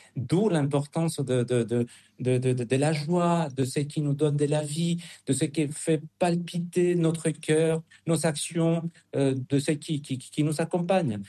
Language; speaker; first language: French; non-native, fluent; Spanish